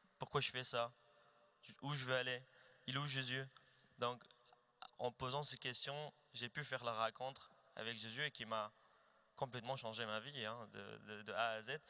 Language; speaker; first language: French; non-native, fluent; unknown